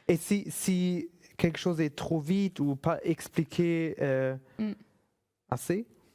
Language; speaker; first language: French; non-native, fluent; German